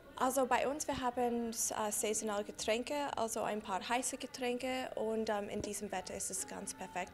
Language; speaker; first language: German; non-native, fluent; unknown